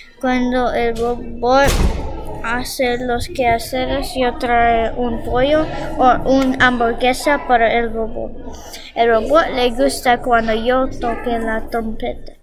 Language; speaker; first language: Spanish; non-native, learner; English